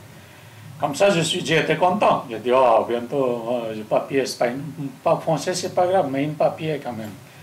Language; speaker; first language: French; non-native, learner; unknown